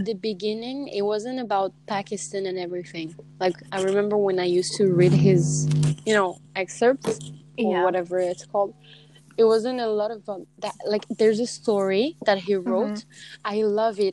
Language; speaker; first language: English; non-native, fluent; French